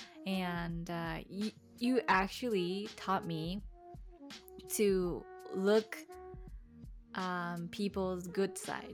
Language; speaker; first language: English; non-native, fluent; Japanese